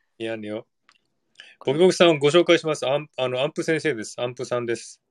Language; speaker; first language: Japanese; native; Japanese